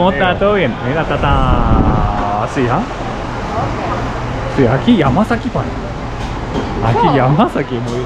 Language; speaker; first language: Spanish; non-native, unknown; Japanese